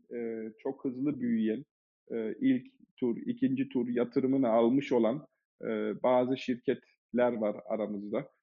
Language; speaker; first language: Turkish; early bilingual, heritage; Turkish